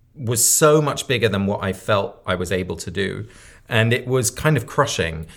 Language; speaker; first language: English; native; English